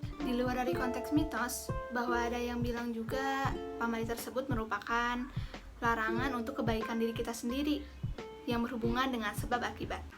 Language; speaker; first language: Indonesian; native; Indonesian